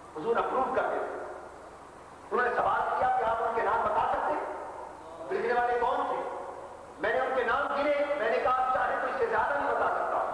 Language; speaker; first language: Urdu; non-native, local second language; Punjabi